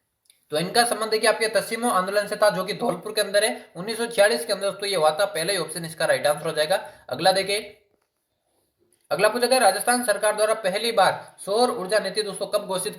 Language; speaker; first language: Hindi; native; Hindi